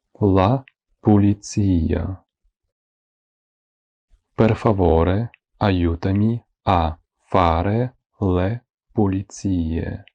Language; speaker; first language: Italian; non-native, fluent; Ukrainian